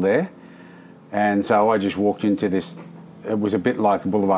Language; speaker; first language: English; native; English